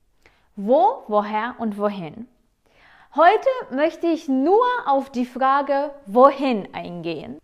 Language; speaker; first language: German; non-native, fluent; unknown